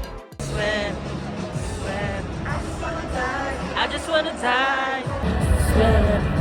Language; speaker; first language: English; non-native, local second language; Filipino